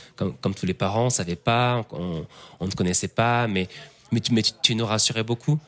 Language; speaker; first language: French; native; French